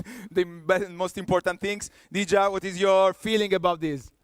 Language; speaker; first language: English; non-native, fluent; Italian